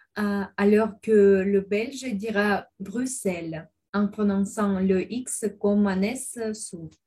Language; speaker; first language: French; non-native, fluent; Russian